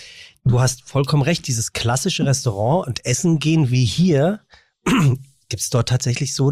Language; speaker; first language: German; native; German